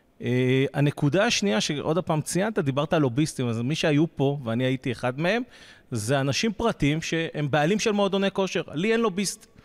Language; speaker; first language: Hebrew; native; Hebrew